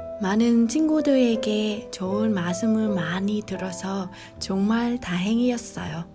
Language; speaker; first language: Korean; non-native, learner; Vietnamese